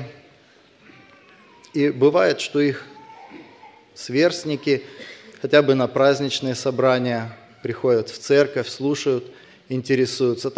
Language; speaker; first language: Russian; native; Russian